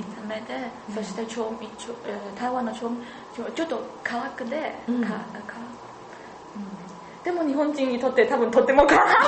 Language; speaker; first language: Japanese; non-native, learner; Chinese